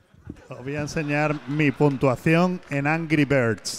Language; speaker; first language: Spanish; native; Spanish